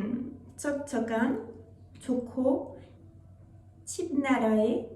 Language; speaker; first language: Korean; non-native, learner; French